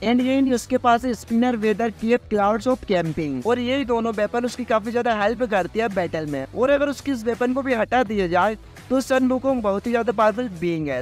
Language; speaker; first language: Hindi; native; Hindi